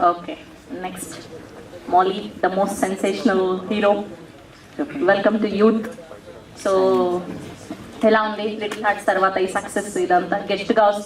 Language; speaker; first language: Telugu; native; Telugu